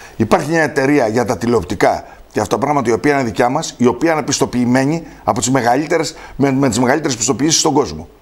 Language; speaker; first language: Greek; native; Greek